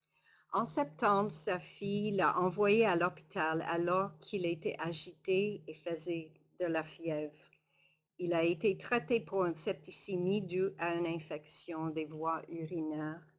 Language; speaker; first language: French; non-native, local second language; English